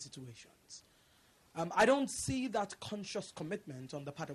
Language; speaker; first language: English; non-native, local second language; Yoruba